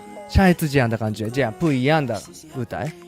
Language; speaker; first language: Chinese; non-native, learner; Japanese